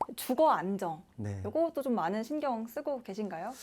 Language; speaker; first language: Korean; native; Korean